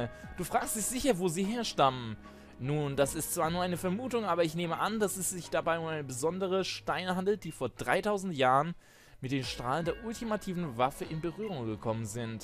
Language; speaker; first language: German; native; German